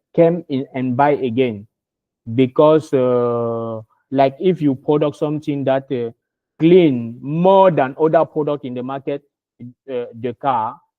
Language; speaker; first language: English; non-native, learner; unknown